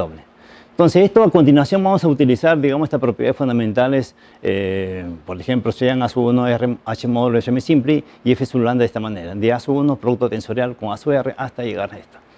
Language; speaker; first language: Spanish; native; Spanish